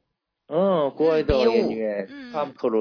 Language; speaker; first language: Chinese; non-native, learner; Korean